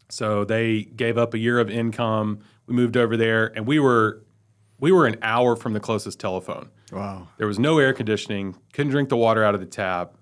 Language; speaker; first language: English; native; English